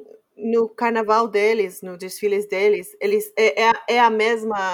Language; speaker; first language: Portuguese; non-native, fluent; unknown